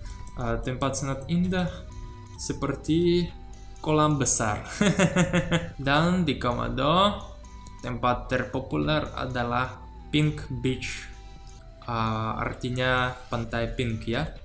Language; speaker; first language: Indonesian; non-native, learner; Russian